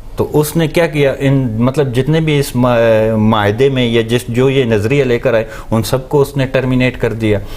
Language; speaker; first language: Urdu; non-native, local second language; Northern Hindko